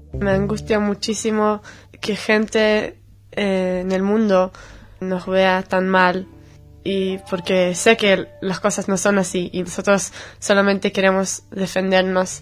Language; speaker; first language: Spanish; non-native, learner; Hebrew